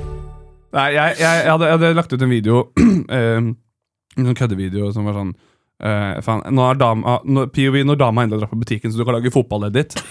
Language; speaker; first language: Norwegian; native; Norwegian